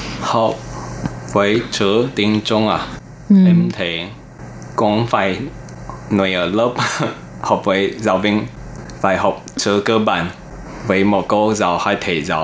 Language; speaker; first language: Vietnamese; non-native, learner; Chinese